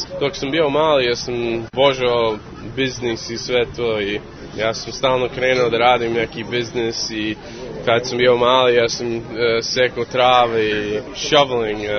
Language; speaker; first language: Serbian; early bilingual, heritage; English